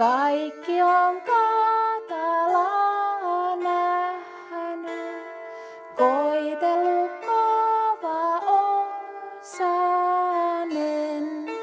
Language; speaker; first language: Finnish; native; Finnish